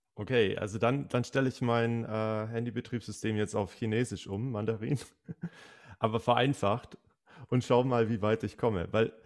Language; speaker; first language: German; native; German